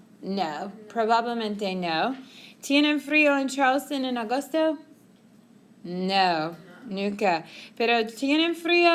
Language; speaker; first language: Spanish; non-native, fluent; English